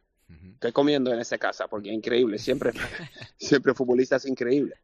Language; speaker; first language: Spanish; non-native, learner; Swedish